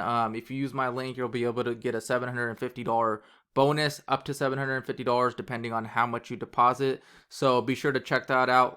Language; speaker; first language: English; native; English